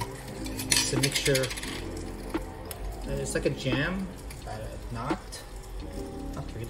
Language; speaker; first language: English; non-native, local second language; Filipino